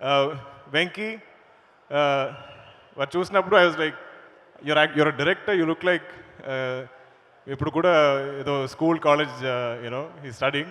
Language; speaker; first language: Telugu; non-native, learner; Malayalam